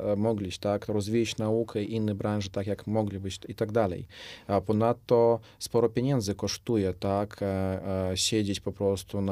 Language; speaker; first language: Polish; non-native, fluent; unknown